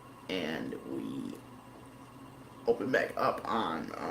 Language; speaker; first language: English; native; English